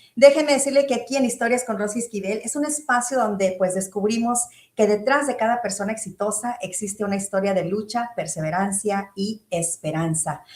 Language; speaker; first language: Spanish; native; Spanish